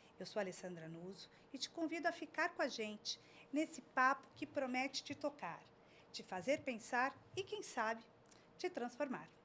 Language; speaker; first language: Portuguese; native; Portuguese